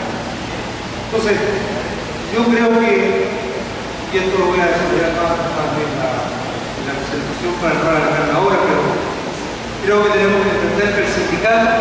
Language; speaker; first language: Spanish; native; Spanish